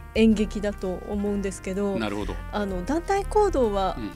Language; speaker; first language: Japanese; native; Japanese